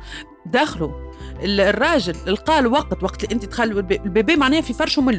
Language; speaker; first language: Arabic; native; Arabic